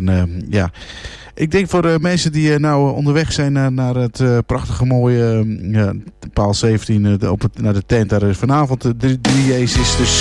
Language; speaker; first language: Dutch; native; Dutch